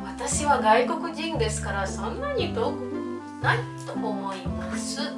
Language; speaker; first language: Japanese; non-native, fluent; Indonesian